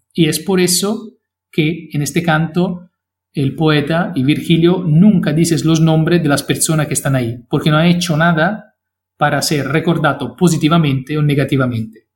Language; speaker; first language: Spanish; non-native, fluent; Italian